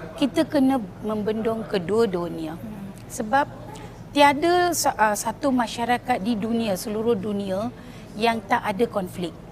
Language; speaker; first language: Malay; non-native, local second language; Tamil